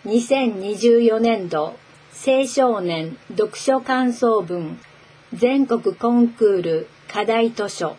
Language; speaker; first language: Japanese; native; Japanese